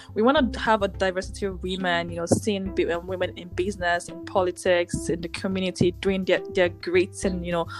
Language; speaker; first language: English; non-native, local second language; Yoruba